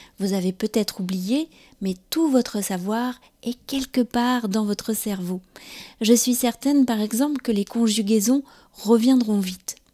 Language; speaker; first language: French; native; French